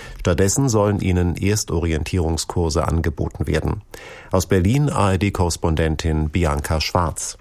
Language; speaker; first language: German; native; German